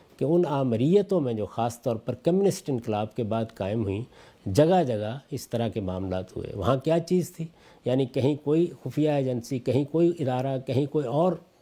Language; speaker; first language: Urdu; non-native, local second language; Punjabi